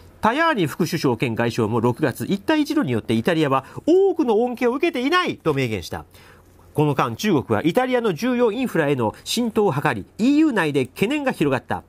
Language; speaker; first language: Japanese; native; Japanese